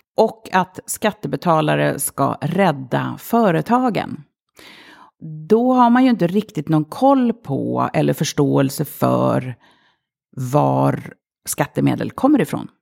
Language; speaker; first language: Swedish; early bilingual, other home language; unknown